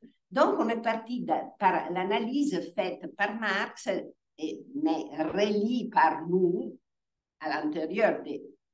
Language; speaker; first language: French; non-native, fluent; Italian